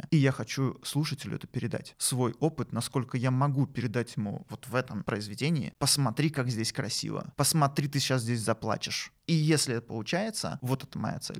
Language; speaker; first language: Russian; native; Russian